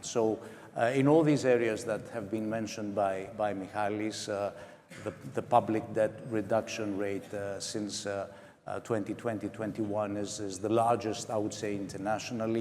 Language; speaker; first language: English; non-native, local second language; Greek